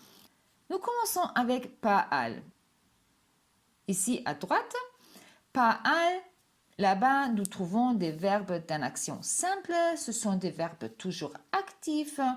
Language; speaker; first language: French; non-native, fluent; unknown